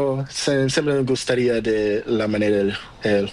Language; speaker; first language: Spanish; non-native, learner; Portuguese